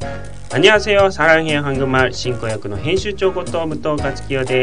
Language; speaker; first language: Korean; non-native, fluent; Japanese